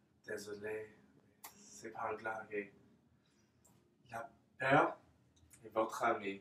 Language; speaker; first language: French; non-native, learner; English